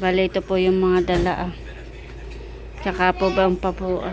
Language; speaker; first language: Filipino; native; Filipino